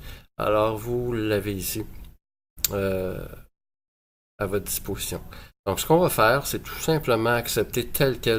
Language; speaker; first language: French; native; French